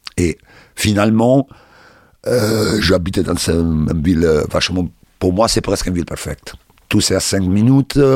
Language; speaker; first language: French; non-native, learner; Italian